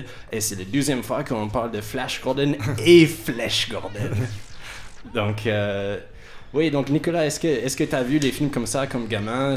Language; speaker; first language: French; non-native, fluent; English